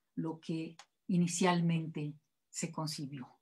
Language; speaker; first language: Spanish; native; Spanish